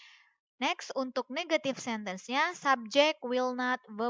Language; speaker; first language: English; non-native, fluent; Indonesian